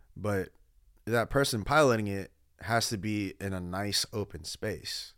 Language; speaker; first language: English; early bilingual, other home language; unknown